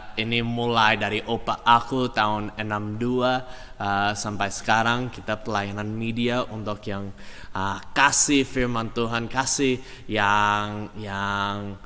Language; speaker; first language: Indonesian; non-native, fluent; English